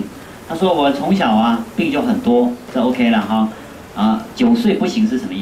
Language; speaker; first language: Chinese; native; Chinese